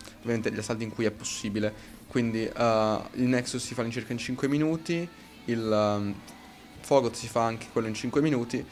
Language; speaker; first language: Italian; native; Italian